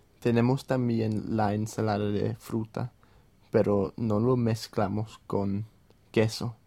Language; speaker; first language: Spanish; non-native, fluent; English